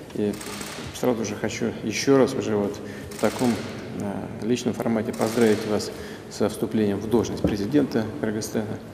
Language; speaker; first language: Russian; native; Russian